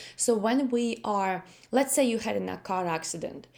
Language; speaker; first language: English; non-native, fluent; Latvian